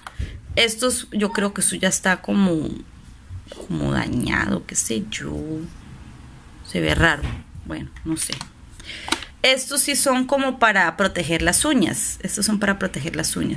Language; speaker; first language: Spanish; native; Spanish